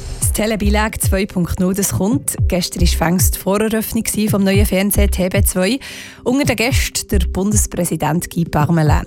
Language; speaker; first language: German; native; German